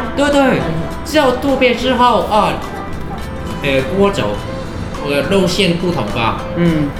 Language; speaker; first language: Chinese; non-native, fluent; Cantonese